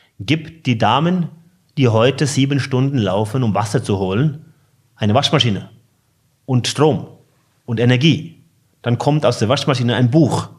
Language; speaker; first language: German; non-native, fluent; Norwegian